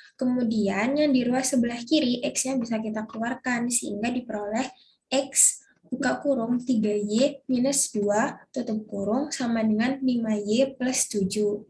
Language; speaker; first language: Indonesian; native; Indonesian